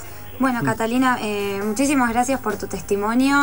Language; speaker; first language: Spanish; native; Spanish